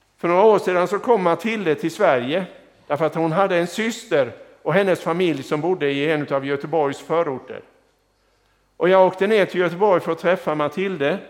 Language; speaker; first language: Swedish; native; Swedish